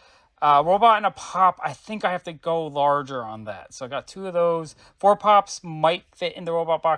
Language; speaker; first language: English; native; English